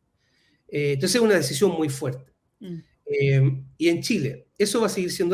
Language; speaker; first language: Spanish; native; Spanish